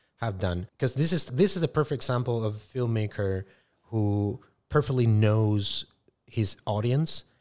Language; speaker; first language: English; non-native, fluent; Spanish